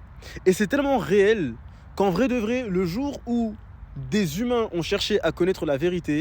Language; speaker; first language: French; native; French